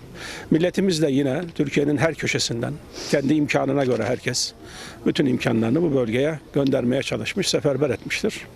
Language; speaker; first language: Turkish; native; Turkish